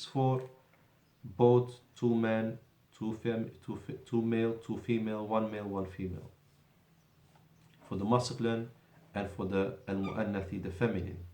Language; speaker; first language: English; non-native, fluent; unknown